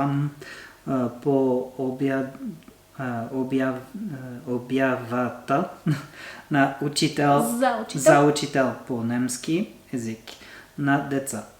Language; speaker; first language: Bulgarian; non-native, learner; French